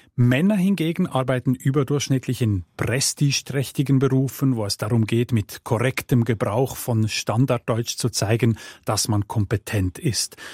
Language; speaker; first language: German; native; German